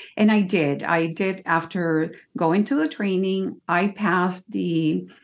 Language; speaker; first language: English; early bilingual, other home language; Spanish